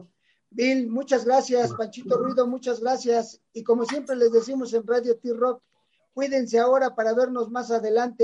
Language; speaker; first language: Spanish; native; Spanish